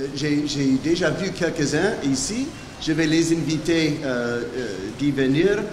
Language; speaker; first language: French; non-native, fluent; English